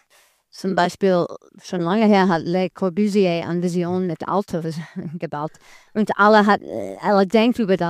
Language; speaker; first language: German; non-native, learner; English